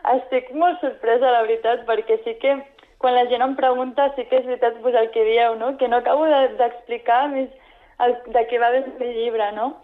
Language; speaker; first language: Catalan; non-native, local second language; Spanish